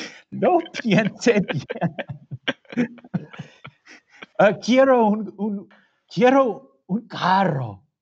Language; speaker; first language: Spanish; non-native, learner; English